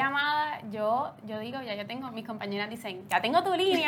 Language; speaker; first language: Spanish; native; Spanish